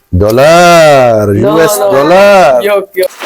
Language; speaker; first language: Turkish; non-native, learner; Urdu